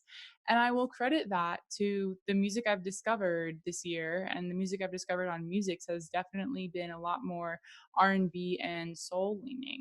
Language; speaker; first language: English; native; English